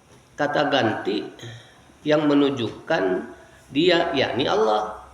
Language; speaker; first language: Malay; non-native, local second language; Sundanese